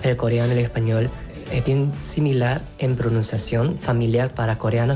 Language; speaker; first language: Spanish; non-native, fluent; Korean